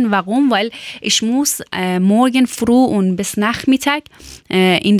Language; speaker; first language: German; non-native, learner; Persian